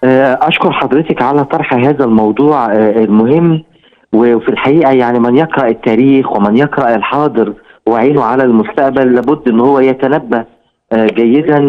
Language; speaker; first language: Arabic; native; Arabic